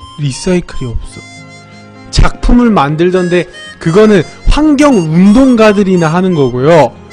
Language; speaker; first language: Korean; early bilingual, heritage; Korean